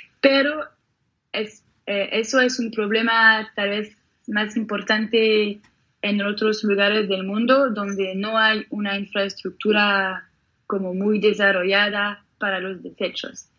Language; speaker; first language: Spanish; non-native, fluent; French